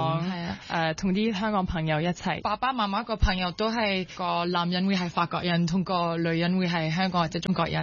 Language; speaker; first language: Cantonese; non-native, local second language; French